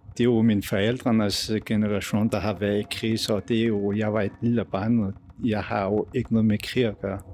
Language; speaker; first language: Danish; early bilingual, other home language; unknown